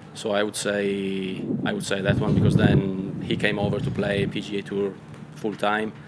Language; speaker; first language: English; non-native, fluent; Italian